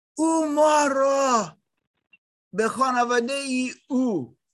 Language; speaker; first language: Persian; non-native, learner; German